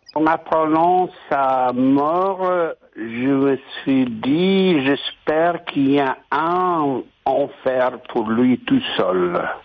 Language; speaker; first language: French; non-native, fluent; Bosnian